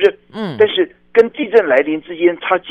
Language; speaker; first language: Chinese; native; Chinese